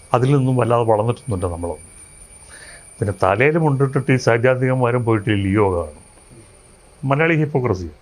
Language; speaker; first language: Malayalam; native; Malayalam